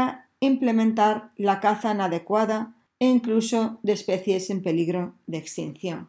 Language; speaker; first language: Spanish; native; Spanish